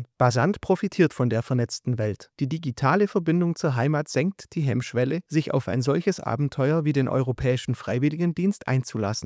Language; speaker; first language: German; native; German